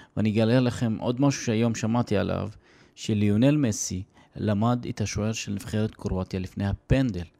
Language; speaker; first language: Hebrew; non-native, local second language; Arabic